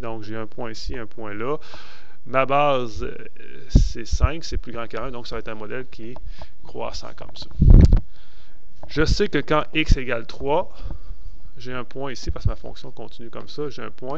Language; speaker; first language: French; native; French